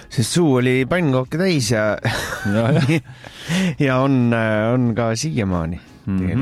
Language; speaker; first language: Estonian; native; Estonian